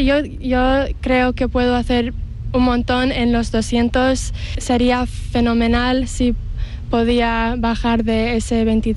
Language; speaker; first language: Spanish; early bilingual, heritage; English